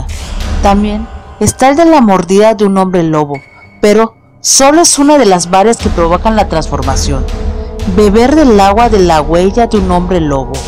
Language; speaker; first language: Spanish; native; Spanish